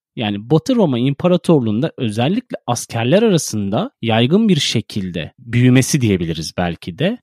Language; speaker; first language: Turkish; native; Turkish